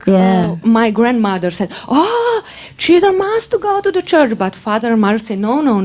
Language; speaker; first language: English; non-native, learner; Slovenian